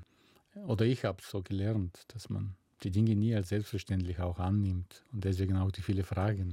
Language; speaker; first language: German; non-native, fluent; Bulgarian